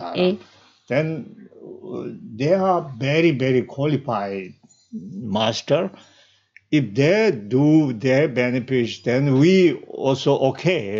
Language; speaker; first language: English; non-native, learner; Tibetan